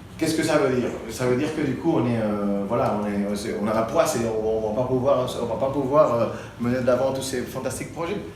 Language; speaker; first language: French; non-native, fluent; Spanish